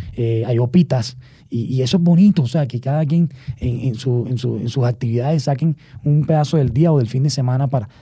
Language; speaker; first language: Spanish; native; Spanish